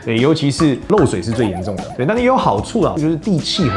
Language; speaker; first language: Chinese; native; Chinese